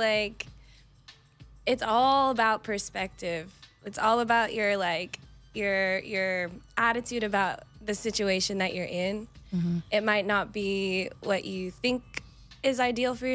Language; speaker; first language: English; native; English